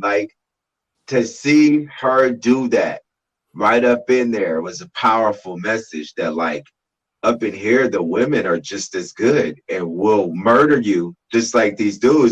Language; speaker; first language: English; native; English